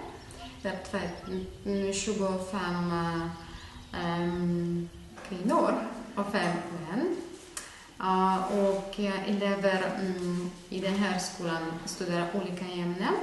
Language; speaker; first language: Swedish; non-native, fluent; Ukrainian